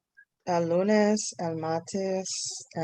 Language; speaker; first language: Spanish; non-native, learner; English